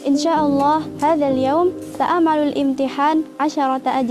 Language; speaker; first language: Arabic; non-native, learner; Indonesian